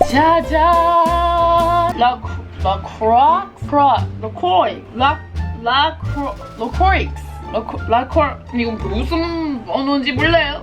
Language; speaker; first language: Korean; non-native, fluent; English